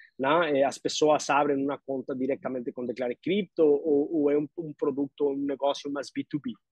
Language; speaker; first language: Portuguese; non-native, learner; Spanish